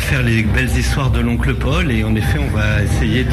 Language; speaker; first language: French; native; French